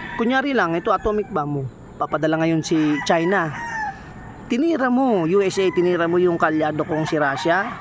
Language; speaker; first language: Filipino; non-native, local second language; Bikol